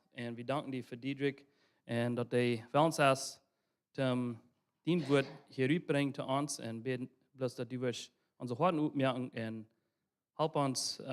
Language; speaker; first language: German; non-native, learner; Low German